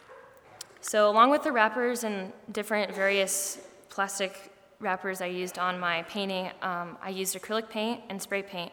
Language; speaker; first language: English; native; English